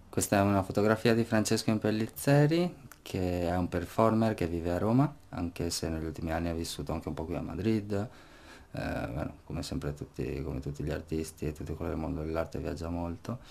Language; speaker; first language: Italian; native; Italian